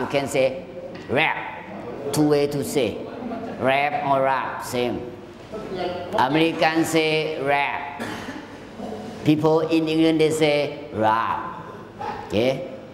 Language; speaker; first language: English; non-native, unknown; Thai